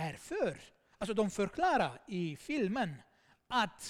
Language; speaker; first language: Swedish; non-native, fluent; Armenian